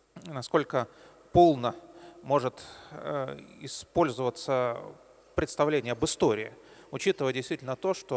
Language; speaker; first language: Russian; native; Russian